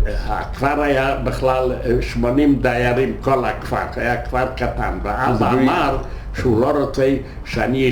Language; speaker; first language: Hebrew; non-native, fluent; Yiddish